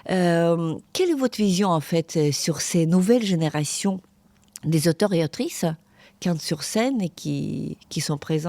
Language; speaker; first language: French; non-native, fluent; Ukrainian